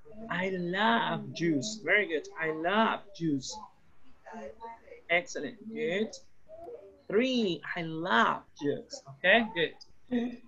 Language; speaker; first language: English; non-native, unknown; Spanish